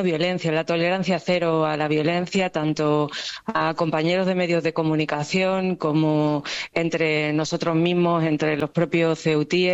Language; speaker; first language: Spanish; native; Spanish